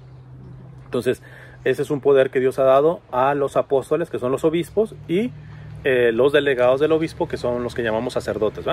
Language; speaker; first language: Spanish; native; Spanish